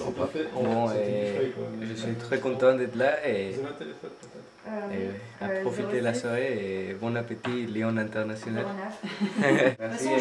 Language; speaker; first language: French; non-native, learner; Spanish